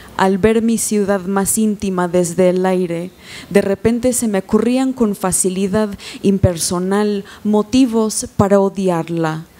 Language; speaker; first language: Spanish; non-native, fluent; English